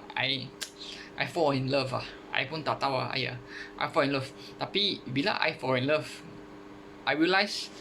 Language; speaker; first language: Malay; non-native, local second language; Chinese